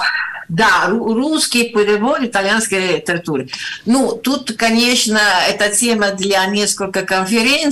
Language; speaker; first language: Russian; non-native, fluent; Italian